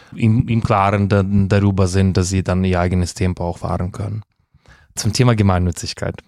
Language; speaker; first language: German; non-native, fluent; Russian